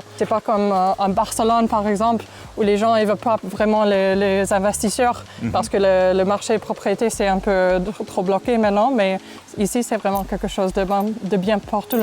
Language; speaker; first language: French; non-native, fluent; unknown